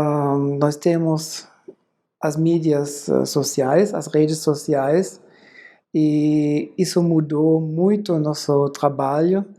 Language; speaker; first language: Portuguese; non-native, fluent; German